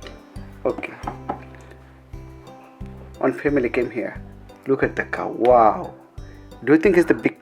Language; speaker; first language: English; non-native, learner; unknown